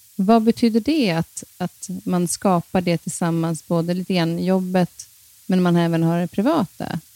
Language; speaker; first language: Swedish; native; Swedish